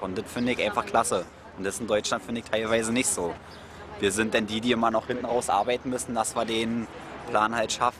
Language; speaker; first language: German; native; German